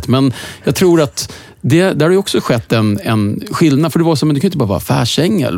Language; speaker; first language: Swedish; native; Swedish